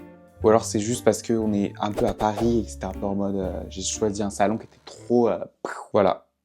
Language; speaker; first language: French; native; French